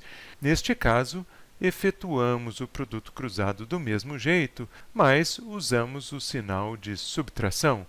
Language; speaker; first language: Portuguese; native; Portuguese